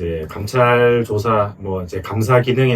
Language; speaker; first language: Korean; native; Korean